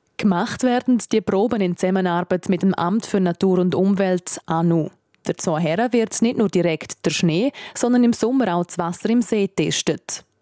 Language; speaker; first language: German; native; German